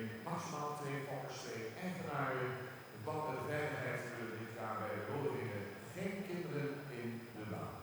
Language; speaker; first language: Dutch; native; Dutch